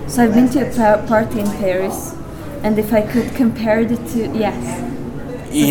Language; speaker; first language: English; non-native, fluent; Hungarian